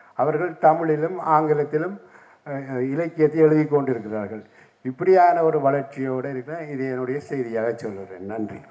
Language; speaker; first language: Tamil; native; Tamil